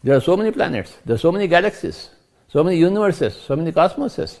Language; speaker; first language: English; non-native, local second language; Telugu